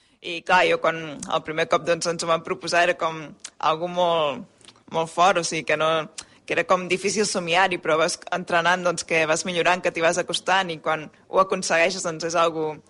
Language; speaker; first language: Catalan; native; Catalan